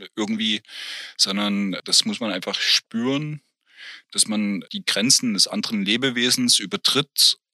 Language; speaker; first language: German; native; German